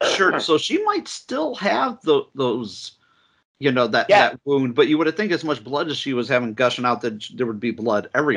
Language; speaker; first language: English; native; English